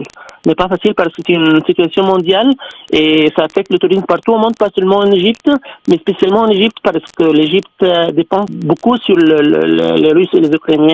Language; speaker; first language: French; non-native, fluent; Arabic